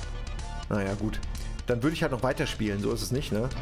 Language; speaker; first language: German; native; German